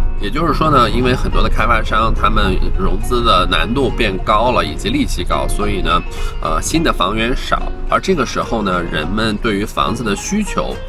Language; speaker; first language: Chinese; native; Chinese